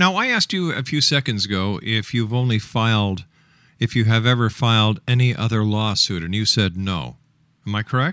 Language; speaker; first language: English; native; English